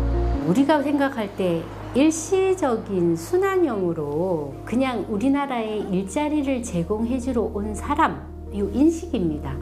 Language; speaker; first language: Korean; native; Korean